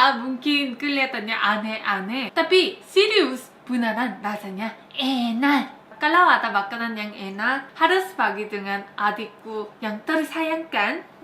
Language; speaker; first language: Indonesian; non-native, fluent; Korean